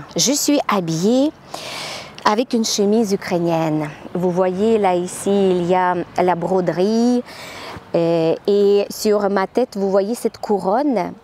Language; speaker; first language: French; non-native, fluent; Ukrainian